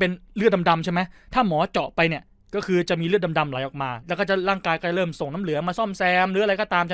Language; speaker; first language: Thai; native; Thai